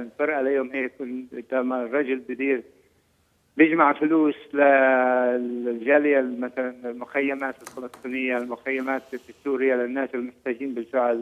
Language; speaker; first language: Arabic; native; Arabic